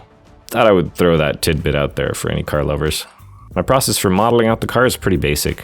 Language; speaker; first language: English; native; English